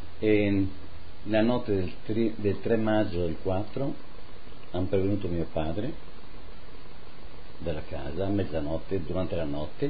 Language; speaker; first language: Italian; native; Italian